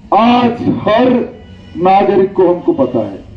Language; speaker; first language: Hindi; non-native, local second language; Marathi